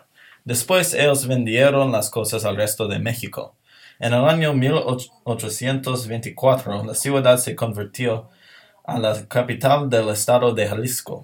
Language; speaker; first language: Spanish; non-native, learner; English